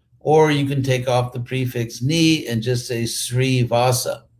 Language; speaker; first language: English; native; English